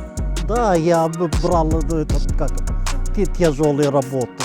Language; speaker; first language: Russian; non-native, local second language; Turkmen